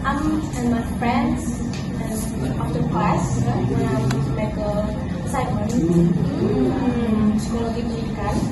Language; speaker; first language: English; non-native, learner; Indonesian